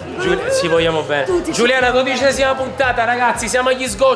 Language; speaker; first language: Italian; native; Italian